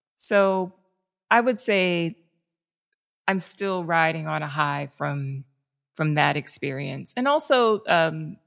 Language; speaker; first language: English; native; English